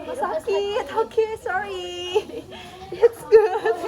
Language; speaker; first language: English; non-native, learner; Indonesian